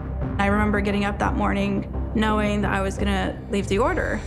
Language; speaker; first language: English; native; English